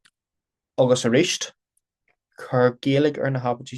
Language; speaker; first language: Irish; non-native, local second language; English